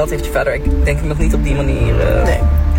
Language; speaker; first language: Dutch; native; Dutch